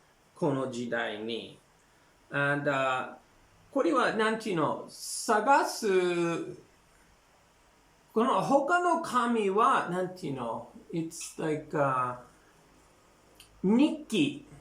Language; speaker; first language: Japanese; non-native, learner; English